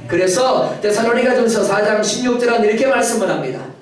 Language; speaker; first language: Korean; native; Korean